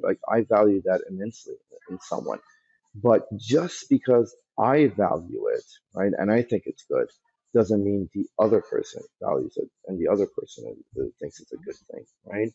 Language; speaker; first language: English; early bilingual, other home language; Persian